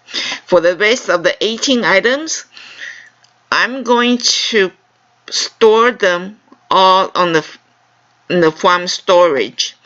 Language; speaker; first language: English; non-native, fluent; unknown